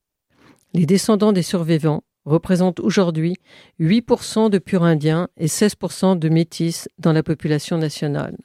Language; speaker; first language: French; native; French